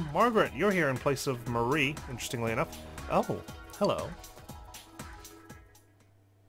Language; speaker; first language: English; native; English